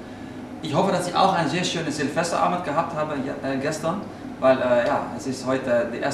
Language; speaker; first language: German; non-native, learner; Dutch